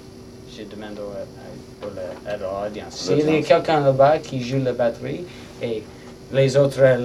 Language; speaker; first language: French; non-native, learner; English